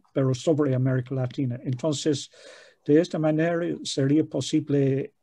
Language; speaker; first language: Spanish; non-native, fluent; English